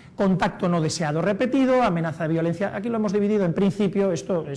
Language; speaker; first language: Spanish; native; Spanish